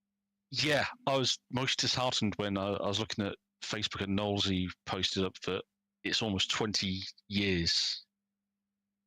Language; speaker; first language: English; native; English